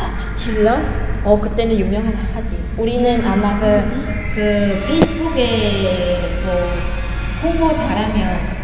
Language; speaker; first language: Korean; non-native, learner; Vietnamese